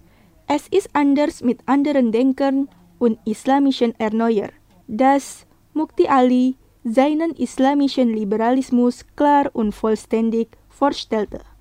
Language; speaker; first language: German; non-native, fluent; Indonesian